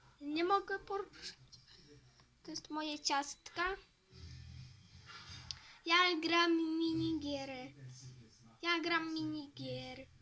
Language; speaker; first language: Polish; early bilingual, heritage; Polish